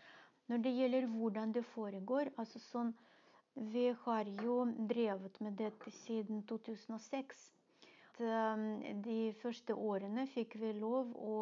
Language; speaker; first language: Norwegian; non-native, fluent; Russian